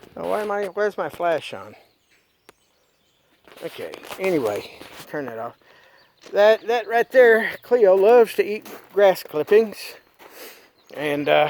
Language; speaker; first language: English; native; English